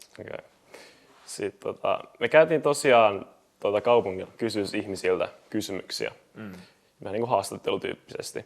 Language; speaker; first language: Finnish; native; Finnish